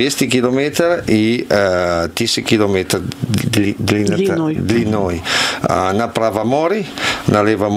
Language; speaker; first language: Russian; non-native, learner; Italian